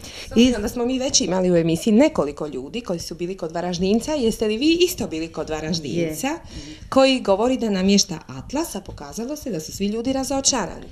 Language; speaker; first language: Croatian; native; Croatian